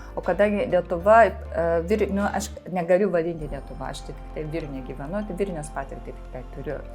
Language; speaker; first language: Lithuanian; non-native, fluent; Japanese